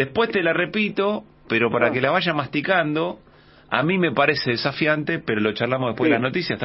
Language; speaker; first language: Spanish; native; Spanish